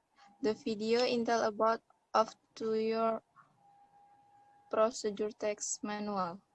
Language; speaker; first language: English; non-native, learner; Indonesian